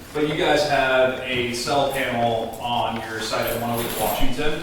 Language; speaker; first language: English; native; English